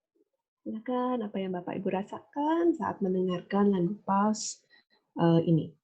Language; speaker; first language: Indonesian; native; Indonesian